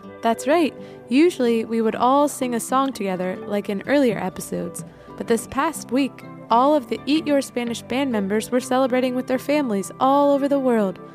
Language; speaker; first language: English; native; English